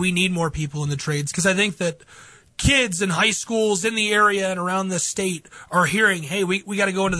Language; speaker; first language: English; native; English